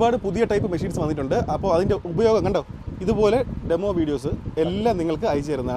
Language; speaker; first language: Malayalam; native; Malayalam